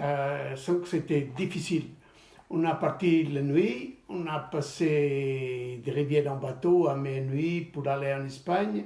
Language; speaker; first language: French; non-native, fluent; Portuguese